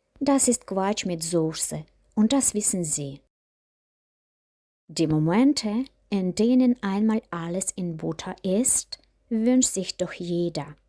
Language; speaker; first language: German; non-native, fluent; Ukrainian